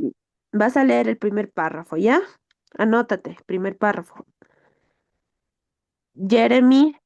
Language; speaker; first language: Spanish; native; Spanish